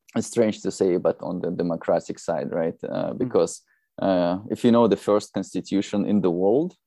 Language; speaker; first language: English; non-native, fluent; Russian